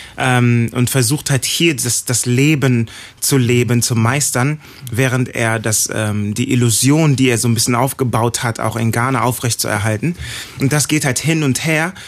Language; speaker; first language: German; early bilingual, other home language; Akan